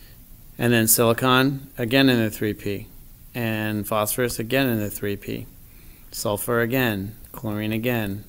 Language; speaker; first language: English; native; English